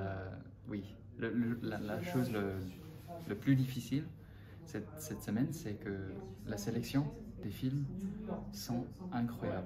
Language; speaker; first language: French; non-native, fluent; English